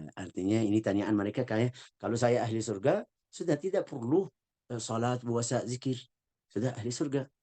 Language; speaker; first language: Indonesian; non-native, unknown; Arabic